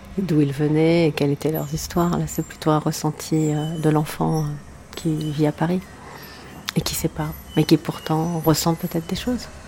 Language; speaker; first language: French; native; French